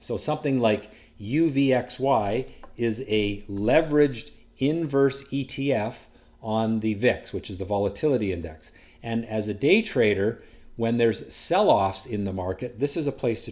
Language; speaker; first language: English; native; English